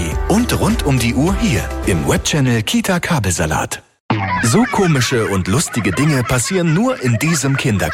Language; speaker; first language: German; native; German